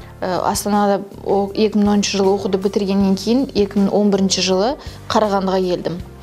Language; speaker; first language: Kazakh; non-native, local second language; Turkish